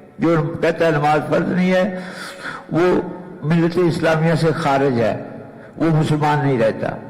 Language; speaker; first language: Urdu; non-native, local second language; Punjabi